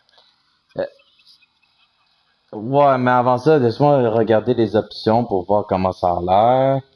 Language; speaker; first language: French; native; French